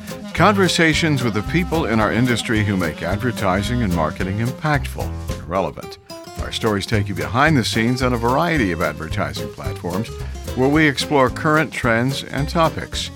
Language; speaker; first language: English; native; English